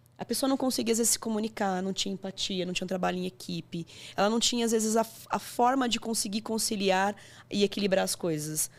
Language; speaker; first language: Portuguese; native; Portuguese